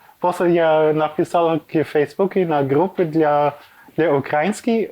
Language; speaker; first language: Russian; non-native, learner; German